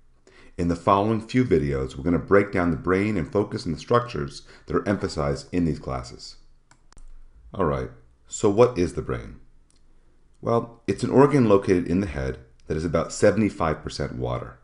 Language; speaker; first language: English; native; English